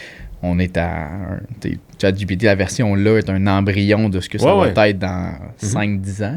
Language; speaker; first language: French; native; French